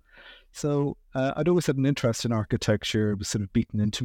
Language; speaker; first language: English; native; English